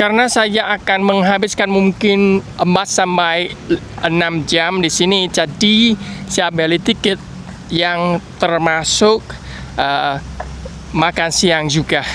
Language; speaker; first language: Indonesian; non-native, fluent; Vietnamese